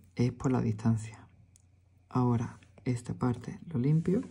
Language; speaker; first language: Spanish; native; Spanish